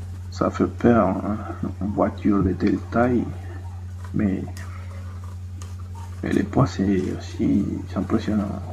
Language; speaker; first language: French; non-native, fluent; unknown